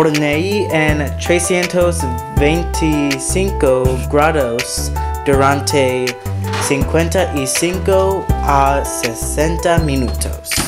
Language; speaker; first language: Spanish; non-native, learner; English